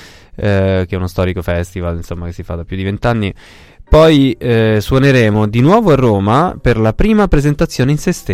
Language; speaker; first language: Italian; native; Italian